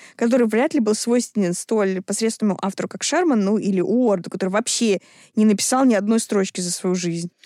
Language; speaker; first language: Russian; native; Russian